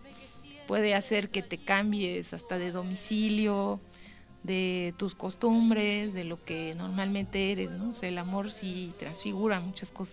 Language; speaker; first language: Spanish; native; Spanish